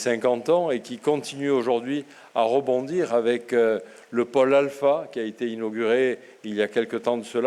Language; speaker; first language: French; native; French